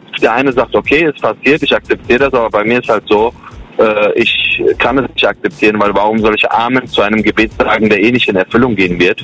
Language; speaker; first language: German; early bilingual, other home language; Kurdish